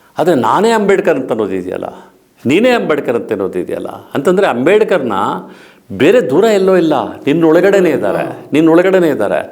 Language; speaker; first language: Kannada; native; Kannada